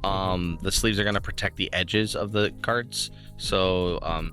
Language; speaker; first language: English; native; English